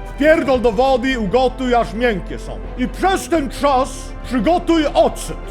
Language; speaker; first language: Polish; non-native, learner; Swedish